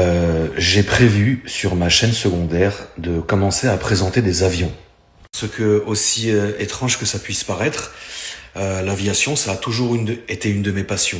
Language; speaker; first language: French; native; French